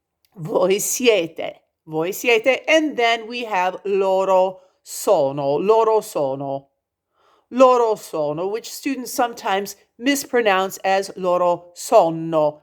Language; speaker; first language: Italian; non-native, fluent; English